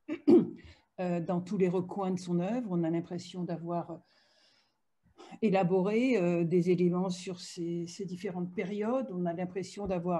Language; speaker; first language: French; native; French